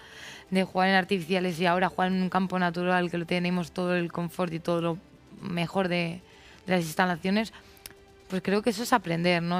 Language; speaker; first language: Spanish; native; Spanish